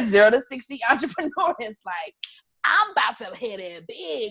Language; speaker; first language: English; native; English